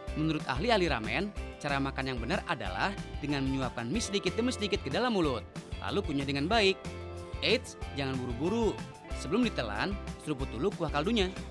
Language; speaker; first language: Indonesian; native; Indonesian